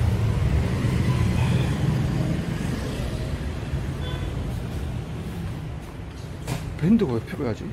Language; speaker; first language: Korean; native; Korean